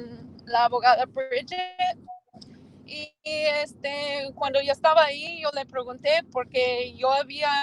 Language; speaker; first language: Spanish; early bilingual, heritage; Spanish